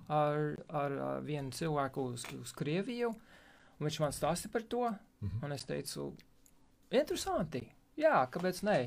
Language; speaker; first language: Latvian; non-native, fluent; English